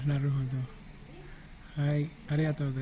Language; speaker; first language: Japanese; non-native, fluent; Indonesian